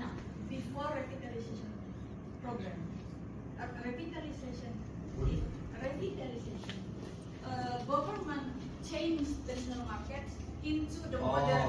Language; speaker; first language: English; non-native, fluent; Indonesian